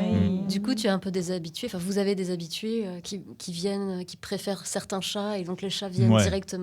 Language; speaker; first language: French; native; French